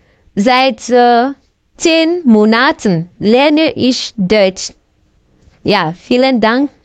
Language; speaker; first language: German; non-native, fluent; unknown